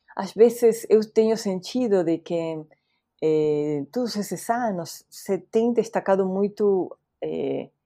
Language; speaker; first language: Portuguese; non-native, fluent; Spanish